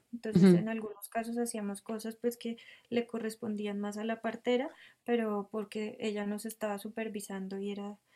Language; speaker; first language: Spanish; native; Spanish